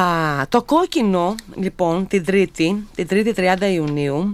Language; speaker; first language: Greek; native; Greek